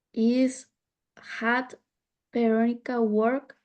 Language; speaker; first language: English; non-native, learner; Spanish